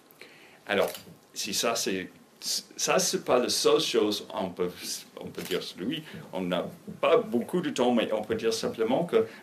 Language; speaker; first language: French; non-native, fluent; English